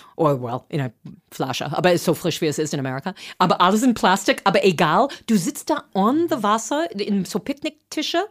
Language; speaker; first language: German; non-native, fluent; English